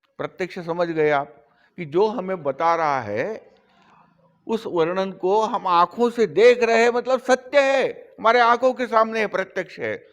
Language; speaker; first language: Hindi; non-native, local second language; Marathi